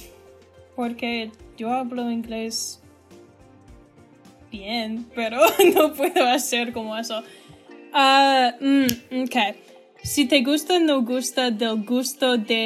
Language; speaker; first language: Spanish; non-native, learner; English